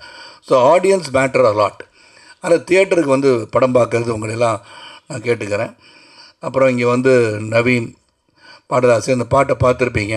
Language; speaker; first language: Tamil; native; Tamil